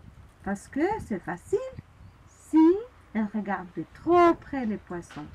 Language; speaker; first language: French; non-native, fluent; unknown